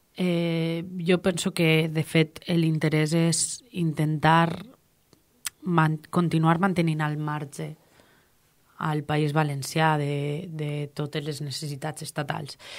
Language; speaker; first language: Catalan; native; Catalan